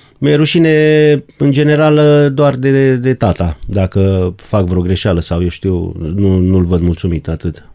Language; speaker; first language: Romanian; non-native, local second language; German